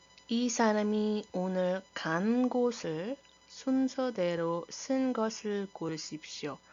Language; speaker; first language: Korean; non-native, fluent; Iloko